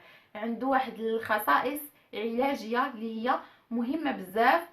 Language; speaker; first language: Arabic; native; Arabic